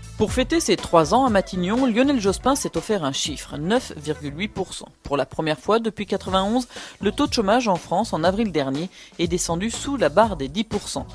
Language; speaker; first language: French; native; French